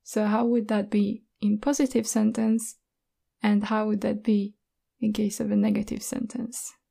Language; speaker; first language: English; non-native, fluent; Hungarian